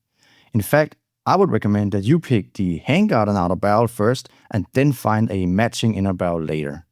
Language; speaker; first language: English; non-native, fluent; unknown